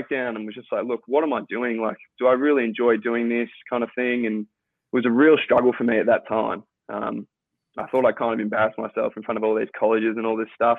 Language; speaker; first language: English; native; English